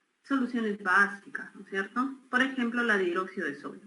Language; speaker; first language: Spanish; native; Spanish